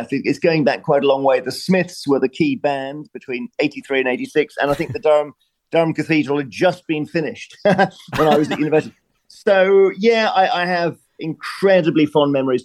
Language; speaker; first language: English; native; English